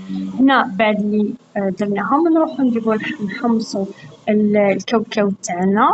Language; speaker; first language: Arabic; native; Arabic